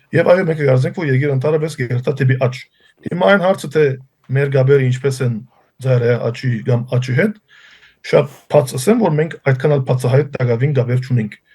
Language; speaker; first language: Armenian; early bilingual, heritage; Armenian